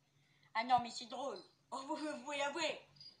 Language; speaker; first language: French; native; French